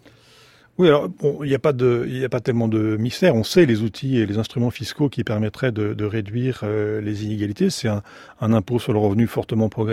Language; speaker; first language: French; native; French